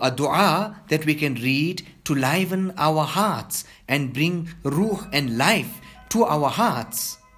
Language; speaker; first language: English; native; English